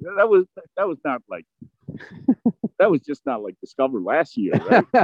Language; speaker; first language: English; early bilingual, other home language; Vietnamese